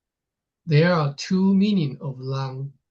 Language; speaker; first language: English; non-native, fluent; Chinese